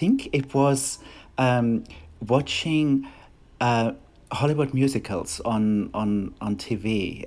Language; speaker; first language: English; non-native, fluent; German